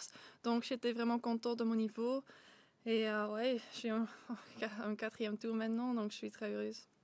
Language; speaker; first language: French; non-native, local second language; Dutch